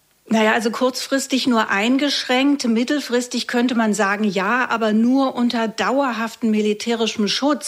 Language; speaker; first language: German; native; German